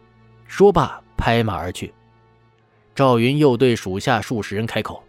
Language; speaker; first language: Chinese; native; Chinese